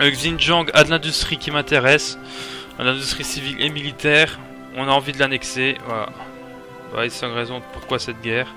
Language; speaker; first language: French; native; French